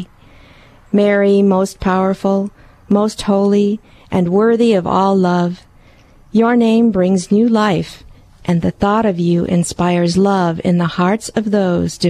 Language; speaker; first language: English; early bilingual, other home language; Hungarian